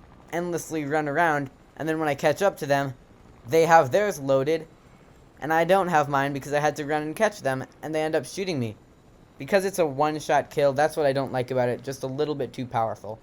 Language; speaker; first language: English; native; English